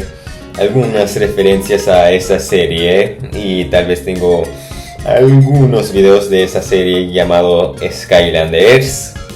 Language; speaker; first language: Spanish; non-native, fluent; English